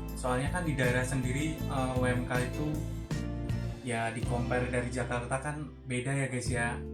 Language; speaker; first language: Indonesian; non-native, local second language; Javanese